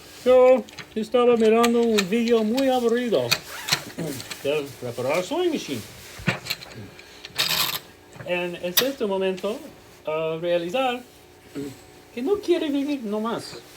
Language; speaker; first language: Spanish; non-native, learner; English